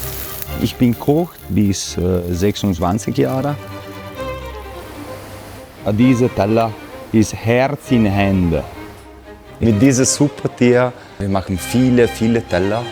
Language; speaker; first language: German; non-native, learner; Italian